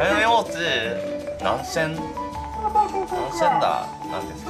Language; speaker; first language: Chinese; non-native, learner; Japanese